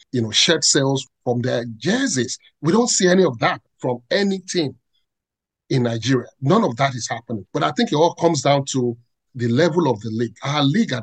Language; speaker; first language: English; non-native, local second language; Yoruba